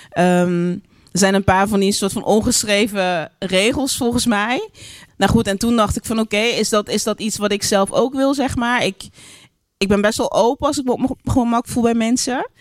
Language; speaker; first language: Dutch; native; Dutch